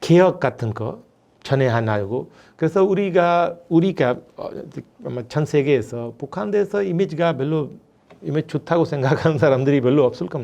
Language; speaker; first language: Korean; non-native, fluent; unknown